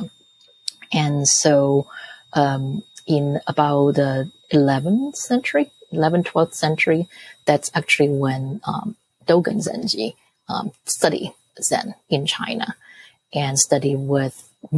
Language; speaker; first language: English; non-native, local second language; Cantonese